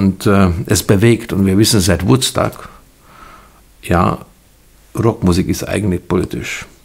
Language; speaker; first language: German; non-native, fluent; Hungarian